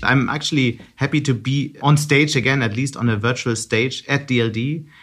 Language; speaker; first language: English; non-native, fluent; German